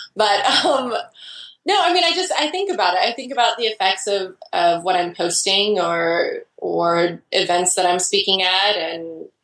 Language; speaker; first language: English; native; English